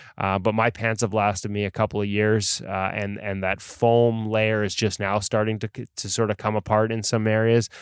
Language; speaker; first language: English; native; English